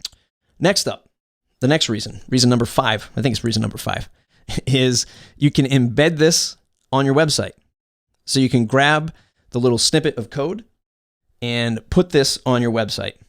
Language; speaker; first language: English; native; English